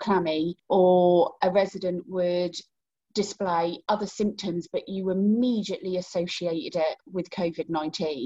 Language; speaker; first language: English; native; English